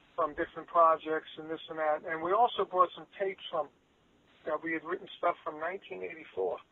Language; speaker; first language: English; native; English